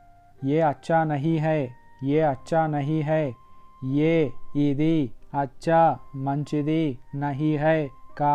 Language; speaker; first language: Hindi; non-native, local second language; Telugu